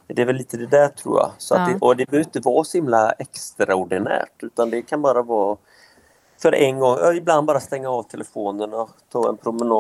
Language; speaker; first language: Swedish; native; Swedish